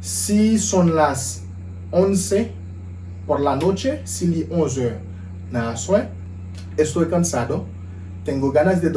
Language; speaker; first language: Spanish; non-native, fluent; Haitian Creole